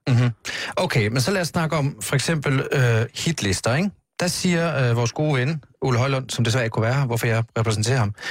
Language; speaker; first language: Danish; native; Danish